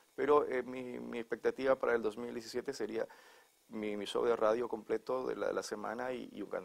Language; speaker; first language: Spanish; native; Spanish